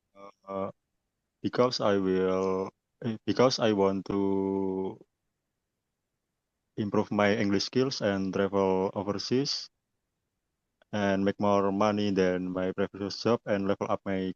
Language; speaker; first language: English; non-native, learner; Indonesian